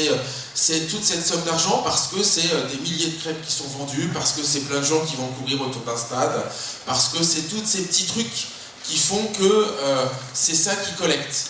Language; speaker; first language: French; native; French